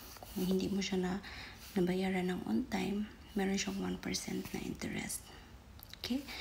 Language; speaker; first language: Filipino; non-native, local second language; Waray